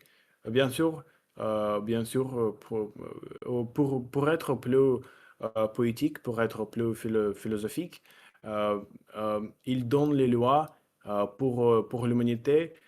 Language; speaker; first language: French; non-native, learner; Russian